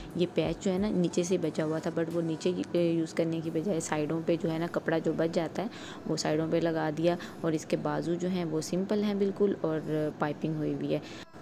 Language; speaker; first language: Urdu; native; Urdu